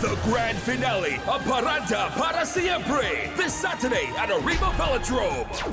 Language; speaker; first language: English; native; English